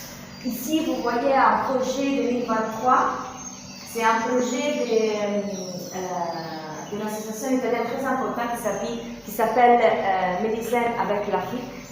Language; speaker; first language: French; non-native, fluent; Italian